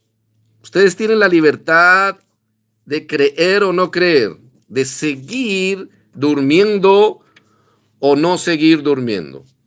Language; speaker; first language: Spanish; native; Spanish